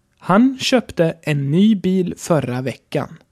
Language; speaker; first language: Swedish; non-native, fluent; German